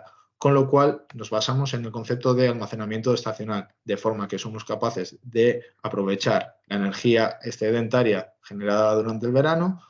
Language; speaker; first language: Spanish; native; Spanish